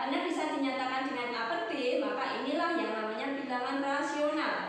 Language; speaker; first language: Indonesian; native; Indonesian